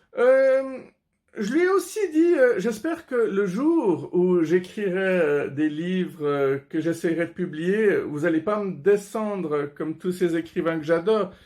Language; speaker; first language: French; non-native, fluent; Persian